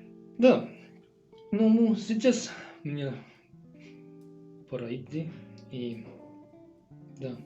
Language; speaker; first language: Russian; non-native, learner; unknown